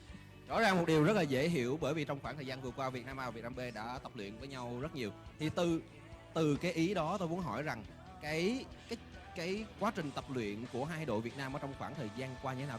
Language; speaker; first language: Vietnamese; native; Vietnamese